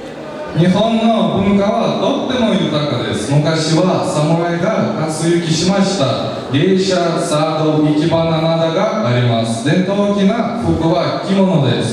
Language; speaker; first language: Japanese; non-native, learner; Kyrgyz